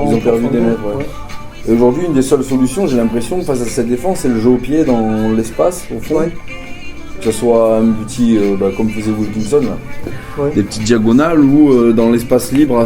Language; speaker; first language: French; native; French